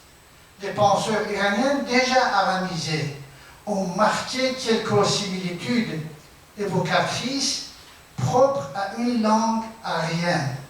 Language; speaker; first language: French; non-native, fluent; Persian